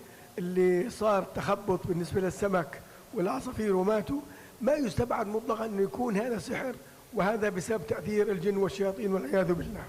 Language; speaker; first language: Arabic; native; Arabic